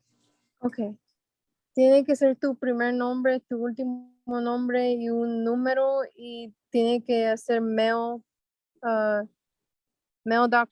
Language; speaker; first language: Spanish; early bilingual, heritage; Spanish